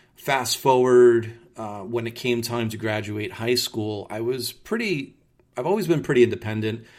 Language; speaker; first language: English; native; English